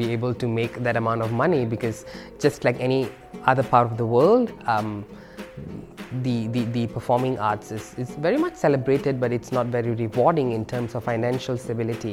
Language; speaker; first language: English; non-native, local second language; Tamil